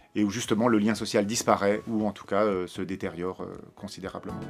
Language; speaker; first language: French; native; French